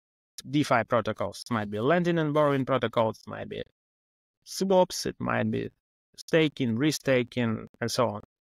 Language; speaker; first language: English; non-native, fluent; Russian